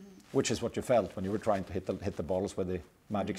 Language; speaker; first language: English; non-native, fluent; Swedish